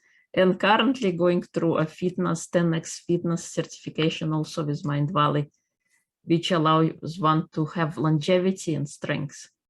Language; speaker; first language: English; non-native, fluent; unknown